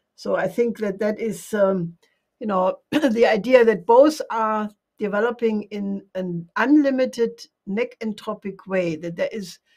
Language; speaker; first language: English; non-native, fluent; German